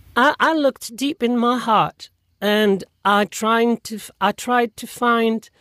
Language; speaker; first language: English; non-native, fluent; French